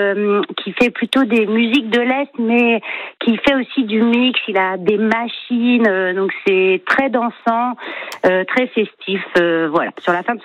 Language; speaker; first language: French; native; French